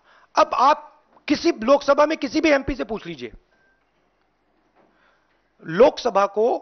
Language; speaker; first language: Hindi; native; Hindi